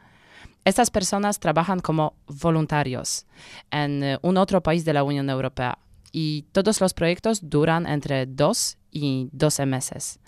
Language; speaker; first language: Spanish; non-native, learner; Polish